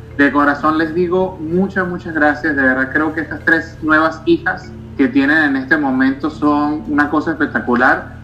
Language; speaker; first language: Spanish; native; Spanish